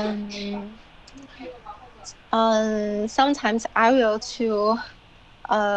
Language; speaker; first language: English; non-native, learner; Chinese